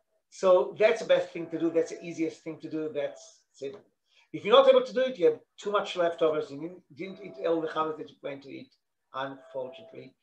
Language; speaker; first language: English; non-native, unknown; Hebrew